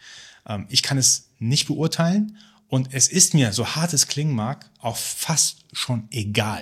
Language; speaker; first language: German; early bilingual, other home language; Persian